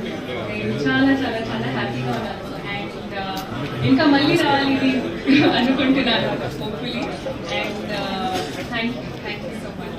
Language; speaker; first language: Telugu; non-native, local second language; Hindi